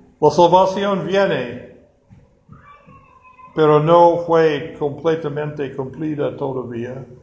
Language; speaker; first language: Spanish; non-native, fluent; English